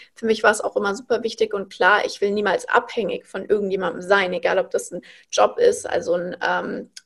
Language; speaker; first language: German; native; German